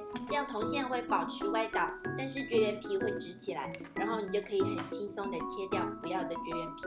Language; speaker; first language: Chinese; native; Chinese